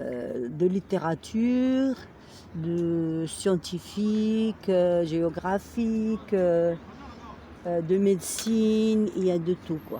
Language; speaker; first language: French; non-native, local second language; Arabic